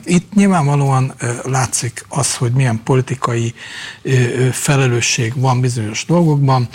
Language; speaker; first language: Hungarian; native; Hungarian